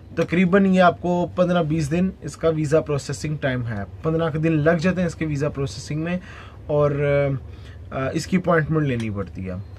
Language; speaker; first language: Urdu; non-native, local second language; Punjabi